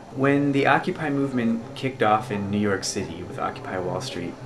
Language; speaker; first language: English; native; English